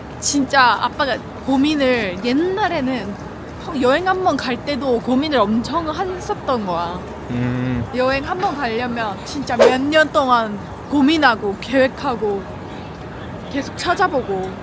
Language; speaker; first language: Korean; non-native, fluent; Turkish